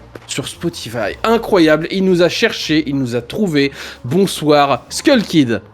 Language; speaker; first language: French; native; French